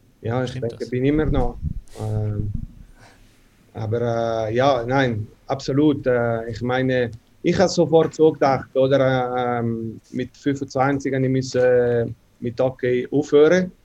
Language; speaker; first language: German; non-native, local second language; Italian